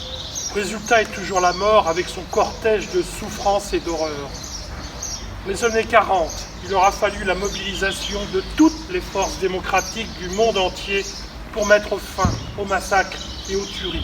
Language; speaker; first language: French; native; French